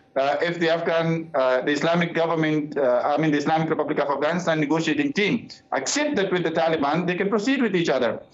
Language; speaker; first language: English; non-native, fluent; Persian